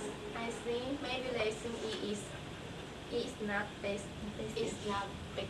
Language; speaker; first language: English; non-native, learner; Chinese